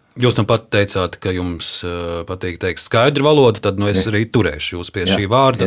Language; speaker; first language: Latvian; native; Latvian